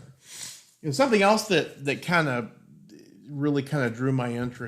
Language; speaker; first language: English; native; English